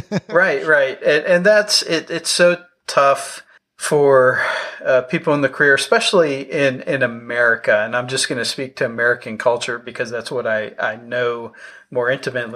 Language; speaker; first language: English; native; English